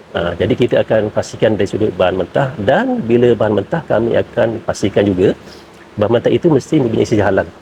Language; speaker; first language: Malay; native; Malay